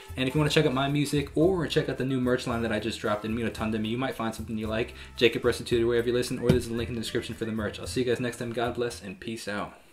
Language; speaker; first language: English; native; English